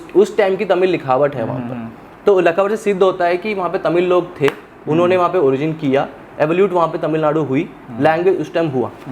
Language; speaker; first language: Hindi; non-native, local second language; Tamil